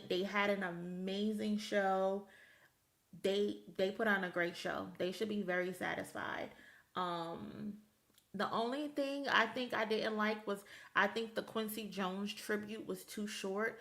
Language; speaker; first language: English; native; English